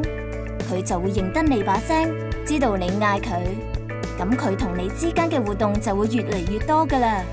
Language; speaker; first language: Cantonese; native; Cantonese